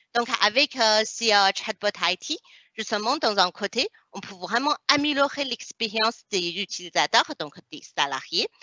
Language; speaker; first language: French; non-native, fluent; Chinese